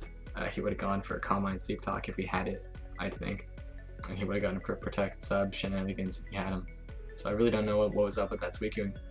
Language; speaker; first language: English; native; English